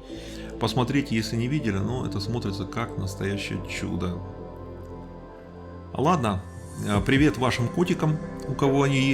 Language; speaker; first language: Russian; native; Russian